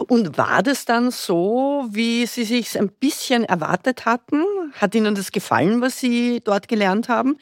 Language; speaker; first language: German; native; German